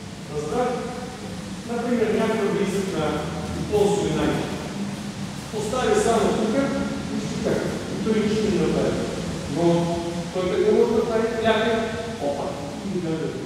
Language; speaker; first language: Bulgarian; non-native, learner; Russian